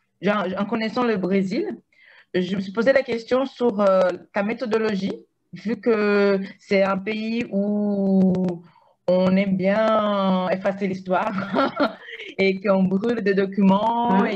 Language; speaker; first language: French; non-native, fluent; Portuguese